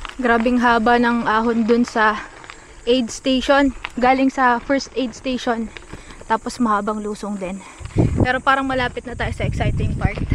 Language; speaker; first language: Filipino; native; Filipino